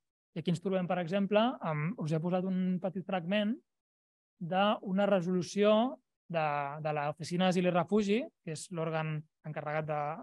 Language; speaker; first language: Catalan; native; Catalan